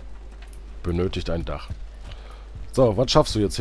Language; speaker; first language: German; native; German